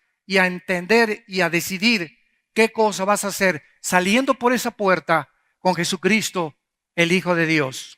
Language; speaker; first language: Spanish; native; Spanish